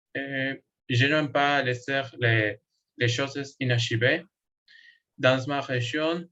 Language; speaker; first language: French; non-native, learner; Spanish